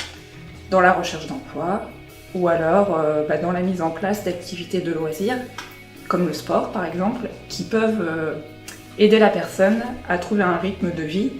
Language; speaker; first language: French; native; French